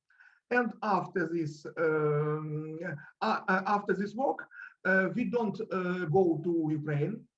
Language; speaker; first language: English; non-native, learner; Russian